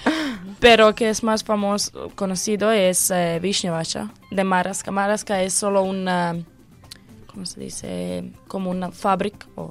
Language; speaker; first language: Spanish; non-native, learner; Croatian